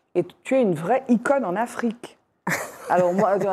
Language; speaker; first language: French; native; French